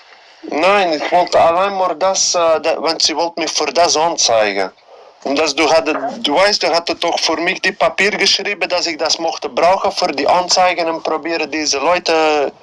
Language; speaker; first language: German; non-native, learner; Dutch